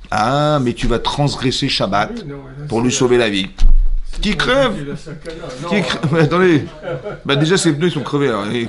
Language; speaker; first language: French; native; French